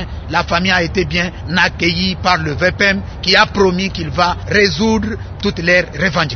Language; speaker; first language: French; non-native, local second language; Luba-Lulua